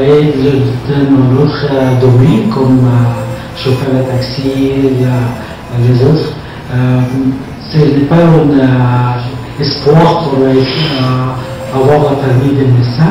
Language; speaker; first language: French; non-native, learner; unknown